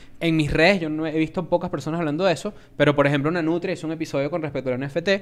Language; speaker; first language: Spanish; native; Spanish